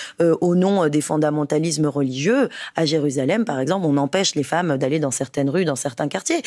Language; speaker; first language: French; early bilingual, other home language; Persian